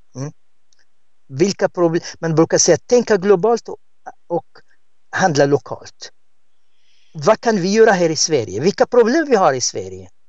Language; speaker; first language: Swedish; non-native, fluent; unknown